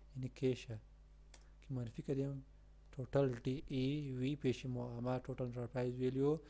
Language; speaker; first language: Persian; non-native, local second language; Pashto